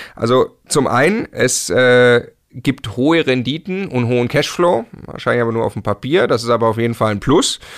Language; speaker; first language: German; native; German